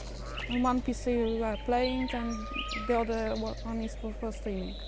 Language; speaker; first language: English; non-native, fluent; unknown